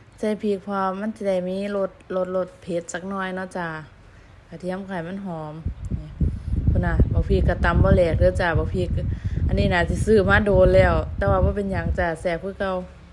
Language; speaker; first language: Thai; native; Thai